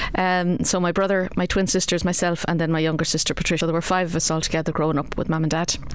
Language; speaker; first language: English; native; English